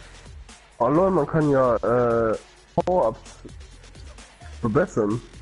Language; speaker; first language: German; native; German